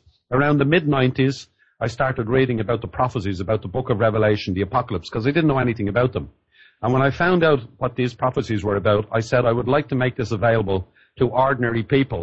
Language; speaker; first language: English; native; English